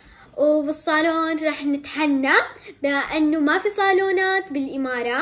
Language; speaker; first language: Arabic; native; Arabic